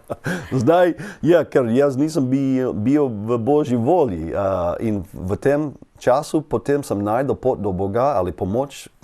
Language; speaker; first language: Slovenian; non-native, learner; English